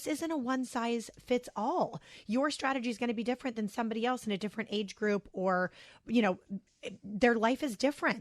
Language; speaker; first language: English; native; English